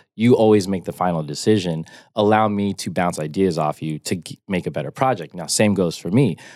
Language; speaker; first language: English; native; English